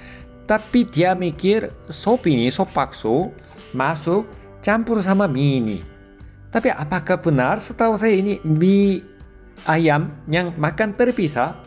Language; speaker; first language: Indonesian; non-native, fluent; Korean